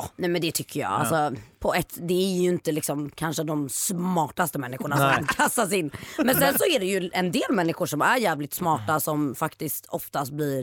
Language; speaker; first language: Swedish; native; Swedish